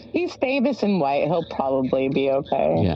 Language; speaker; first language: English; native; English